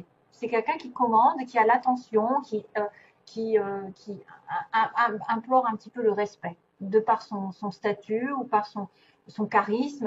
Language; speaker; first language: French; native; French